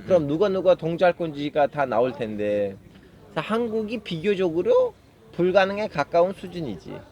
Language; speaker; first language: Korean; non-native, fluent; Turkish